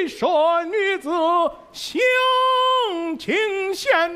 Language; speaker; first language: Chinese; non-native, fluent; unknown